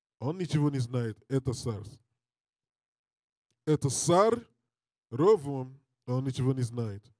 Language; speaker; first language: Russian; non-native, learner; English